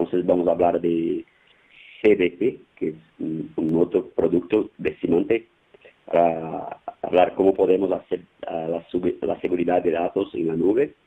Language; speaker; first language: Spanish; non-native, fluent; Portuguese